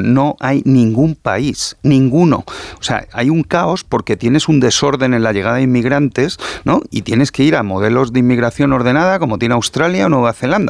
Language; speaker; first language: Spanish; native; Spanish